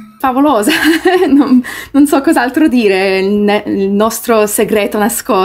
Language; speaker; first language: Italian; early bilingual, heritage; English